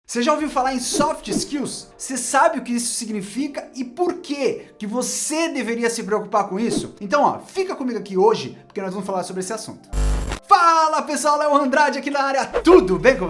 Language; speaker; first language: Portuguese; native; Portuguese